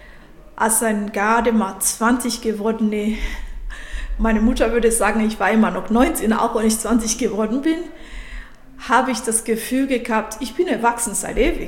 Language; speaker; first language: German; non-native, fluent; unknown